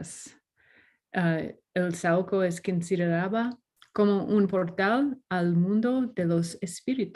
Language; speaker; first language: Spanish; non-native, learner; English